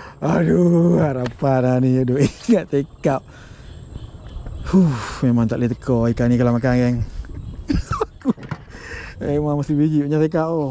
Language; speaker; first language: Malay; native; Malay